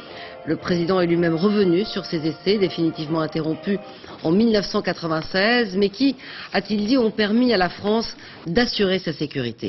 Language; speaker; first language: French; native; French